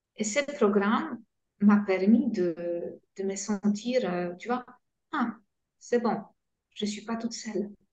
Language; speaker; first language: French; non-native, fluent; Polish